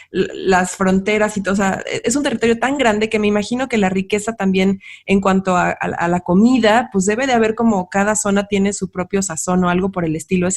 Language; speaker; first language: Spanish; native; Spanish